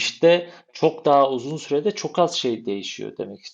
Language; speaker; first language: Turkish; native; Turkish